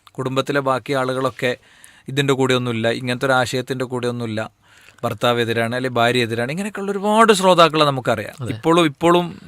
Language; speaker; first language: Malayalam; native; Malayalam